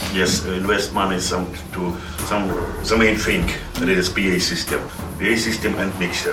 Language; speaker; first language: English; non-native, learner; Russian